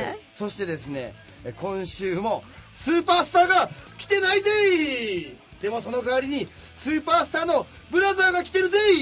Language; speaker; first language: Japanese; native; Japanese